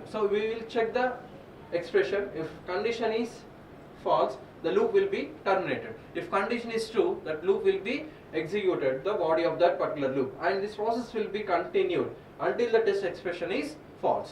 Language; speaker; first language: English; non-native, local second language; Telugu